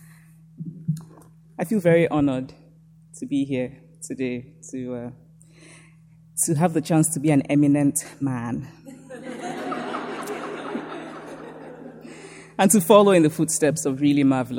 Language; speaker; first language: English; native; English